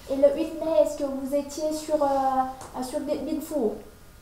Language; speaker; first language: French; non-native, fluent; Vietnamese